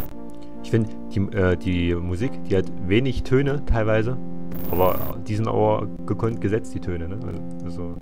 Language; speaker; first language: German; native; German